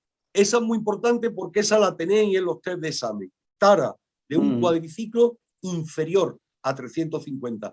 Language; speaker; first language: Spanish; native; Spanish